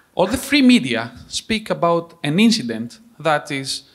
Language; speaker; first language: English; non-native, fluent; Greek